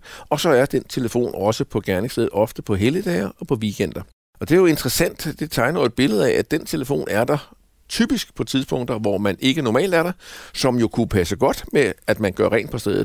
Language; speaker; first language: Danish; native; Danish